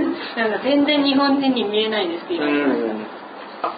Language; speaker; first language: Japanese; native; Japanese